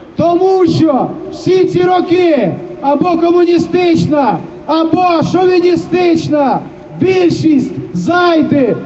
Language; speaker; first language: Ukrainian; native; Ukrainian